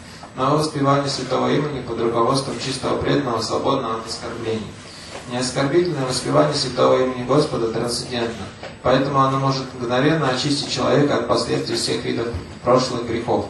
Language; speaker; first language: Russian; native; Russian